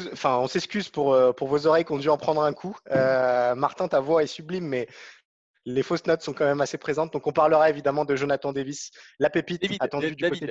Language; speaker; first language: French; native; French